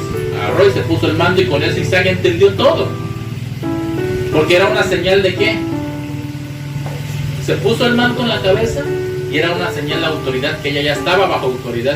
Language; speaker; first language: Spanish; native; Spanish